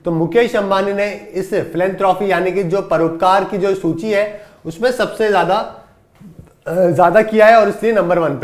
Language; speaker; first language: Hindi; native; Hindi